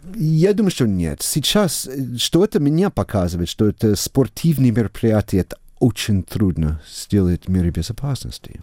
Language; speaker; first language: Russian; non-native, fluent; English